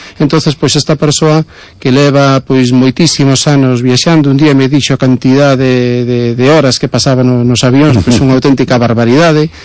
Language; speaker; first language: Galician; native; Galician